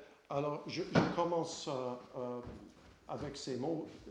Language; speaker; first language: French; non-native, learner; English